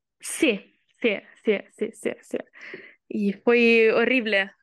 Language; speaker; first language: Portuguese; non-native, learner; Italian